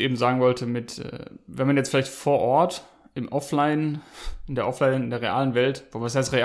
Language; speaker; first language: German; native; German